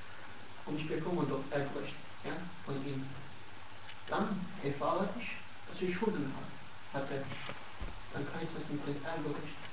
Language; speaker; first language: German; non-native, learner; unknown